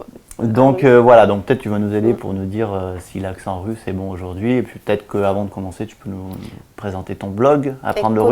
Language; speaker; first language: French; native; French